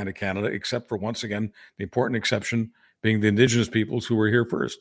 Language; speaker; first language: English; native; English